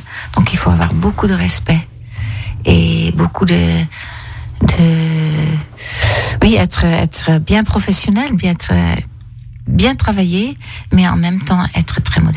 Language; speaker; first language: French; non-native, fluent; Dutch